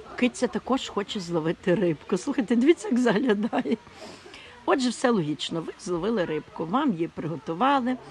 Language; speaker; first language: Ukrainian; native; Ukrainian